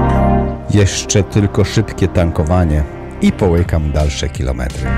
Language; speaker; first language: Polish; native; Polish